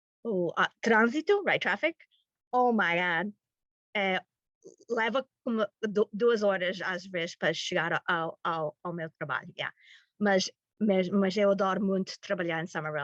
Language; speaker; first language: Portuguese; early bilingual, heritage; Portuguese